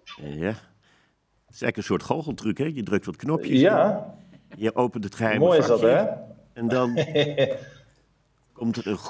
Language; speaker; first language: Dutch; native; Dutch